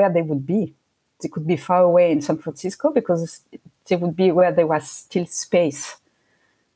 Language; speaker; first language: English; non-native, fluent; French